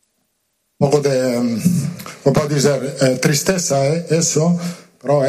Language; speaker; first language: Portuguese; non-native, learner; Italian